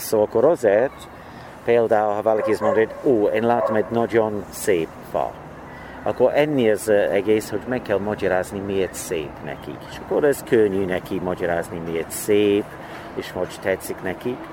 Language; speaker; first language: Hungarian; non-native, learner; English